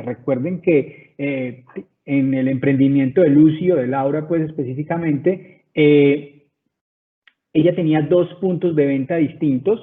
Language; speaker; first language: Spanish; native; Spanish